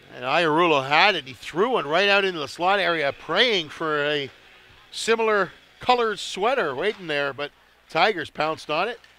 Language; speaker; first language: English; native; English